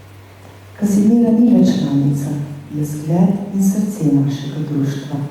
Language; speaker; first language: Slovenian; native; Slovenian